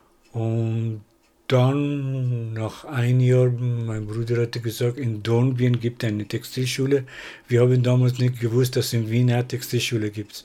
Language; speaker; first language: German; non-native, learner; Persian